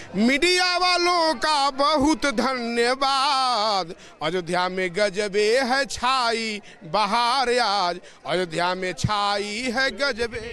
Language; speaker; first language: Hindi; native; Hindi